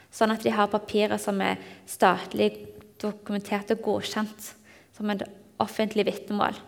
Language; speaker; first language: Norwegian; native; Norwegian